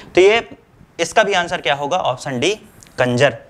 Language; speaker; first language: Hindi; native; Hindi